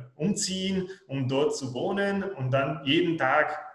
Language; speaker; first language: German; non-native, local second language; Italian